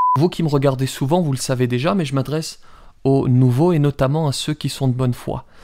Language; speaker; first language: French; early bilingual, other home language; Riffian